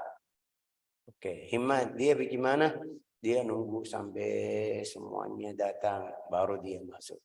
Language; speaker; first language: Indonesian; non-native, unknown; Arabic